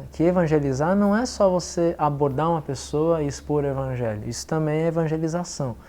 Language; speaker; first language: Portuguese; native; Portuguese